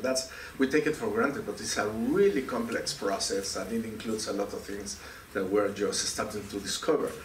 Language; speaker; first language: English; non-native, fluent; Spanish